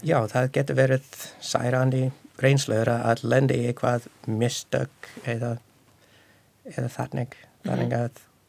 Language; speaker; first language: Icelandic; non-native, fluent; English